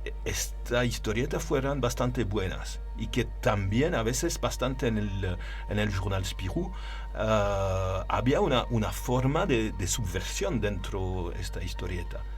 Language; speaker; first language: Spanish; non-native, learner; French